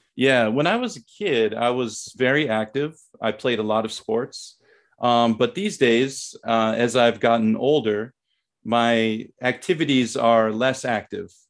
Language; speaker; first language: English; native; English